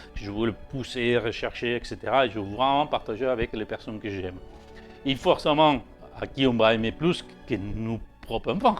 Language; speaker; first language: French; native; French